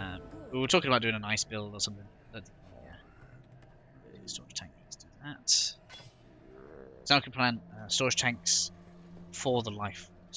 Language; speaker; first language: English; native; English